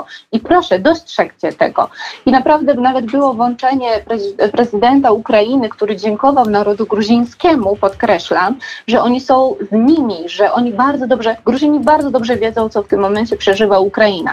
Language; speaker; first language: Polish; non-native, fluent; Georgian